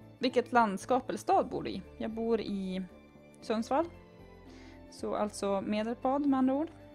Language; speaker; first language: Swedish; native; Swedish